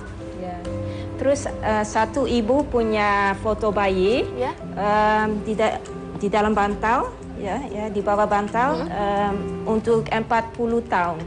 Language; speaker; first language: Indonesian; non-native, learner; Dutch